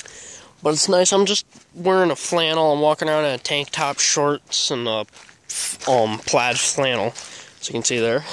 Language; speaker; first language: English; native; English